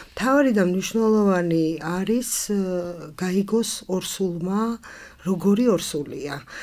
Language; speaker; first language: Georgian; native; Georgian